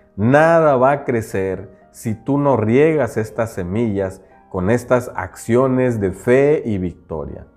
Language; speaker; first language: Spanish; non-native, local second language; Nahuatl languages